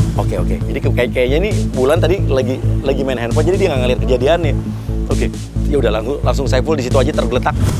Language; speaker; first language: Indonesian; native; Indonesian